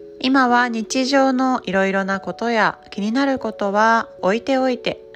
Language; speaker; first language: Japanese; native; Japanese